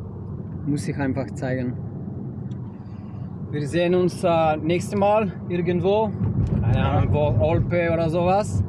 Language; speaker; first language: German; non-native, learner; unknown